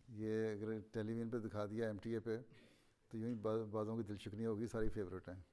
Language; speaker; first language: Urdu; native; Urdu